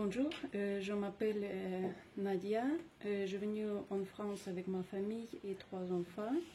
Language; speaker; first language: French; non-native, fluent; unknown